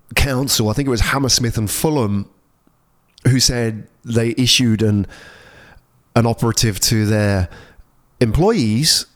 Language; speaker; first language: English; native; English